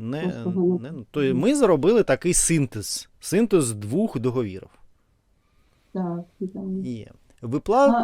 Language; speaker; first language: Ukrainian; non-native, learner; Russian